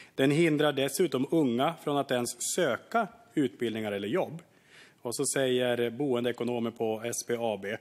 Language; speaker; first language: Swedish; native; Swedish